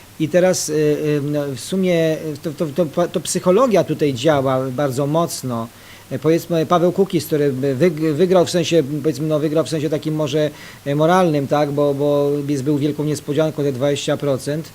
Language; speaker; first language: Polish; native; Polish